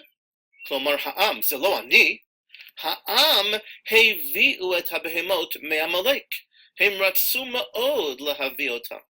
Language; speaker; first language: Hebrew; non-native, fluent; English